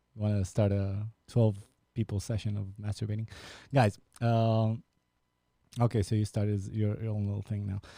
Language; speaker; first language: English; non-native, fluent; Romanian